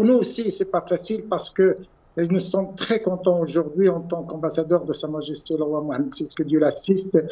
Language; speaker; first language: French; non-native, local second language; Arabic